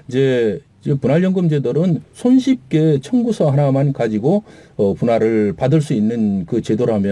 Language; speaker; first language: Korean; native; Korean